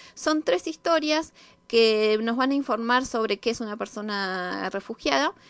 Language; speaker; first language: Spanish; native; Spanish